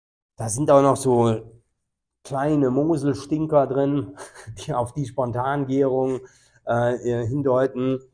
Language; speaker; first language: German; native; German